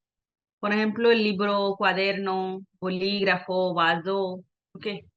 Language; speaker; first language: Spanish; non-native, fluent; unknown